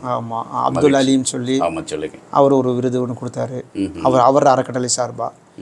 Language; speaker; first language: Tamil; native; Tamil